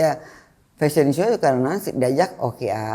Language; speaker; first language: Indonesian; native; Indonesian